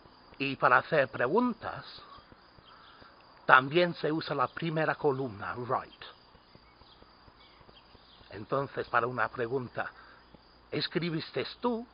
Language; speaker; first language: Spanish; non-native, fluent; English